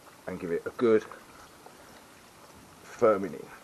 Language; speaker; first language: English; native; English